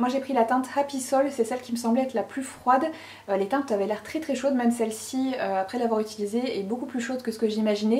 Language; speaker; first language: French; native; French